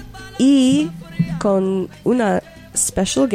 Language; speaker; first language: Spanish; non-native, learner; English